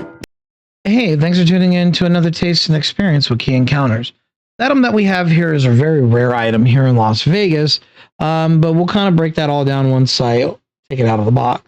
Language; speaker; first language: English; native; English